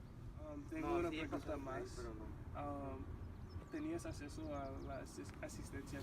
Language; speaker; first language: Spanish; non-native, learner; English